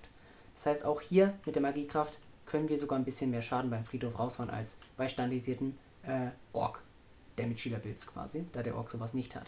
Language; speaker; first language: German; native; German